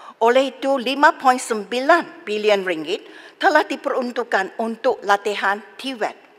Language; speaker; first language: Malay; non-native, local second language; Chinese